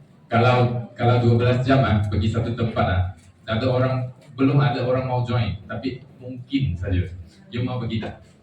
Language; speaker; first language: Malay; non-native, local second language; Chinese